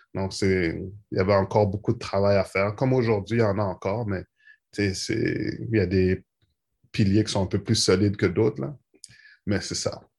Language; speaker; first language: French; native; French